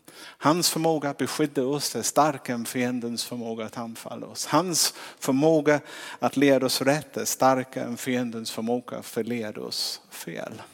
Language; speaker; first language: Swedish; non-native, fluent; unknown